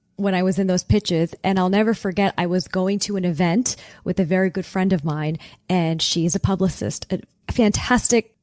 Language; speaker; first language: English; native; English